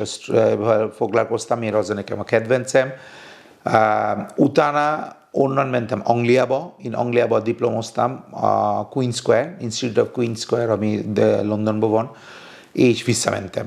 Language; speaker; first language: Hungarian; non-native, fluent; Bangla